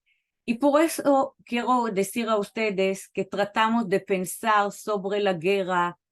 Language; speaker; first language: Spanish; non-native, fluent; Hebrew